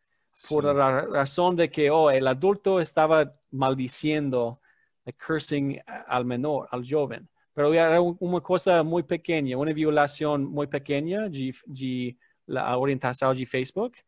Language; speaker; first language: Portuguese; non-native, learner; English